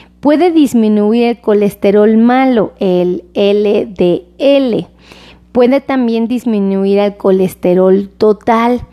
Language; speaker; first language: Spanish; native; Spanish